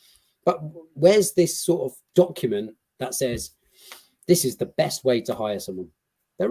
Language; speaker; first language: English; native; English